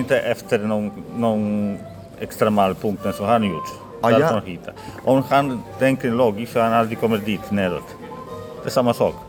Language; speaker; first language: Swedish; non-native, learner; Polish